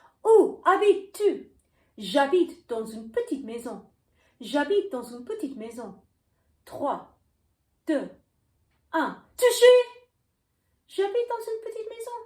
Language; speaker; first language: French; non-native, fluent; English